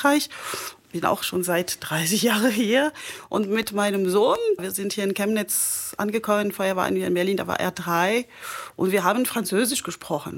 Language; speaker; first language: German; non-native, fluent; French